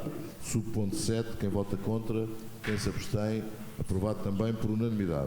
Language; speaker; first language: Portuguese; native; Portuguese